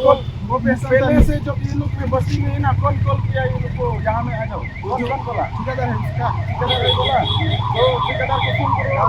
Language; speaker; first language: Hindi; non-native, local second language; Khasi